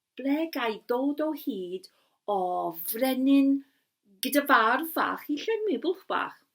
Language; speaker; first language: Welsh; non-native, local second language; English